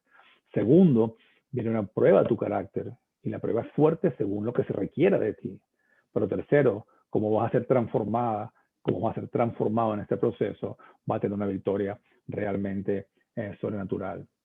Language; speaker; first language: Spanish; native; Spanish